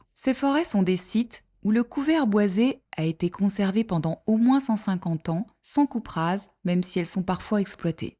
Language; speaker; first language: French; native; French